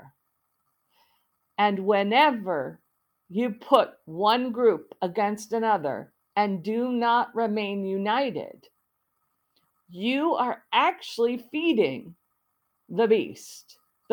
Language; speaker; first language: English; native; English